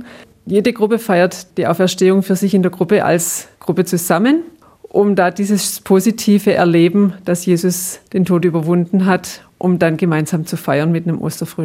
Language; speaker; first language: German; native; German